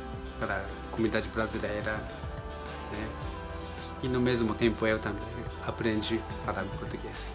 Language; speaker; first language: Portuguese; non-native, learner; Japanese